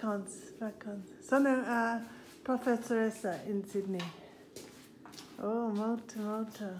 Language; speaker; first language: Italian; non-native, learner; English